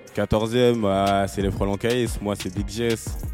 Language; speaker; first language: French; native; French